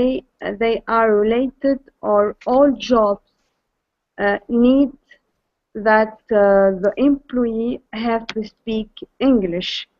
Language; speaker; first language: English; non-native, learner; Arabic